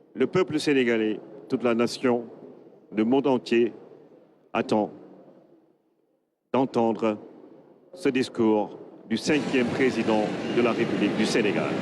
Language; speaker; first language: French; non-native, local second language; Wolof